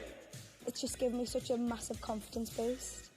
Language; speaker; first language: English; native; English